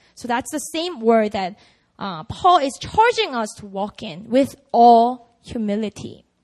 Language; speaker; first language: English; non-native, fluent; Korean